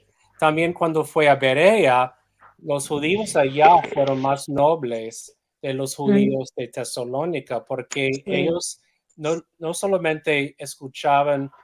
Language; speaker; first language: Spanish; non-native, fluent; English